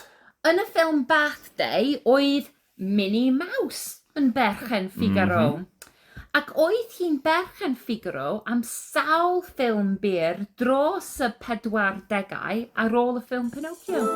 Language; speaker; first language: Welsh; non-native, learner; English